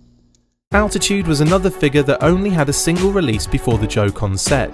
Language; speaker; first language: English; native; English